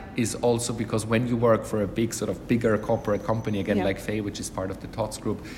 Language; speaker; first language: English; non-native, fluent; German